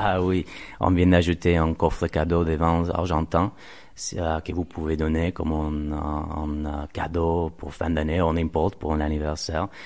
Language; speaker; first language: French; non-native, fluent; Spanish